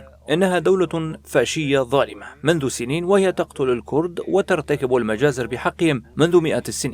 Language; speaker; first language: Arabic; non-native, local second language; Kurdish